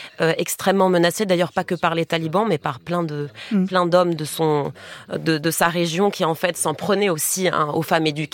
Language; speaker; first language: French; native; French